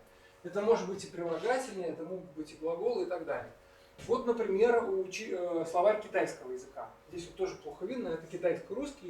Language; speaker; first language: Russian; native; Russian